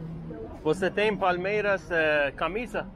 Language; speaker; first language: Portuguese; non-native, learner; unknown